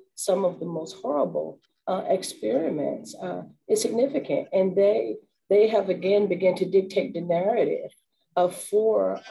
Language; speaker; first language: English; native; English